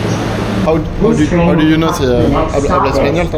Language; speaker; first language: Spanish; non-native, fluent; French